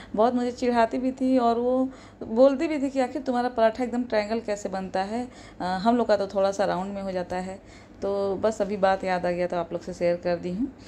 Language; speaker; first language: Hindi; native; Hindi